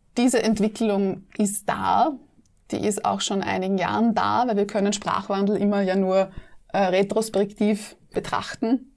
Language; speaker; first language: German; native; German